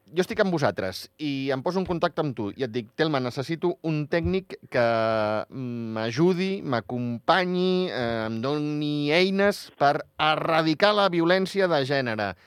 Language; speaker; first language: Catalan; native; Catalan